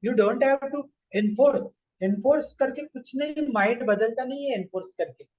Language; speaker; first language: Hindi; non-native, local second language; Marathi